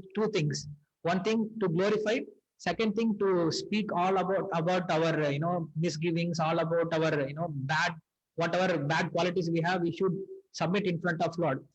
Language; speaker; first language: English; non-native, local second language; Tamil